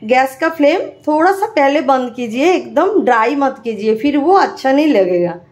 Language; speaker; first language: Hindi; non-native, local second language; Bangla